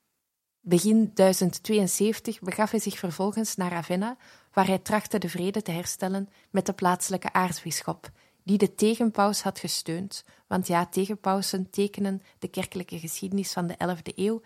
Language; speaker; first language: Dutch; native; Dutch